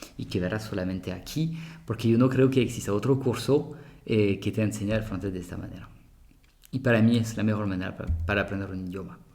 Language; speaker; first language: Spanish; non-native, fluent; French